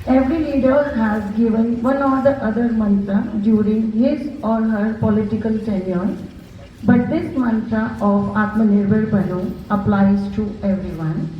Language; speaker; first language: English; non-native, local second language; Hindi